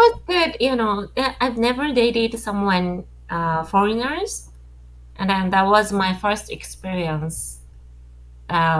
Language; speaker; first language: English; non-native, learner; Japanese